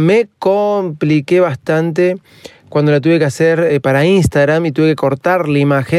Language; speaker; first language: Spanish; native; Spanish